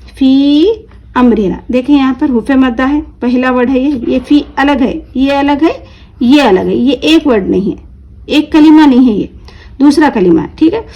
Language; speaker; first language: Urdu; native; Urdu